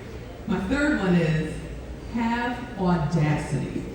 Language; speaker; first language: English; native; English